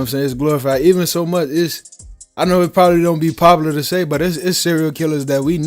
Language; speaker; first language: English; native; English